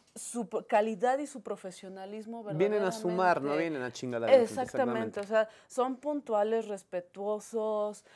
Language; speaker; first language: Spanish; native; Spanish